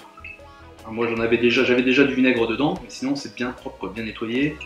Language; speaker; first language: French; native; French